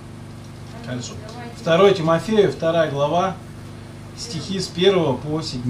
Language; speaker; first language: Russian; native; Russian